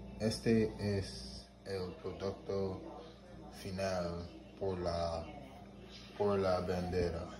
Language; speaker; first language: Spanish; non-native, learner; English